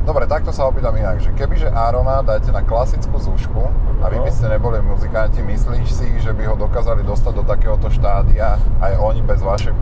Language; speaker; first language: Slovak; native; Slovak